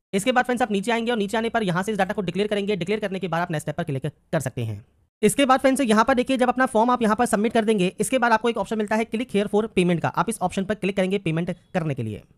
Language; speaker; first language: Hindi; native; Hindi